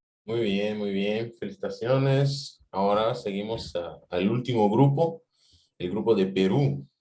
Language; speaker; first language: Spanish; non-native, fluent; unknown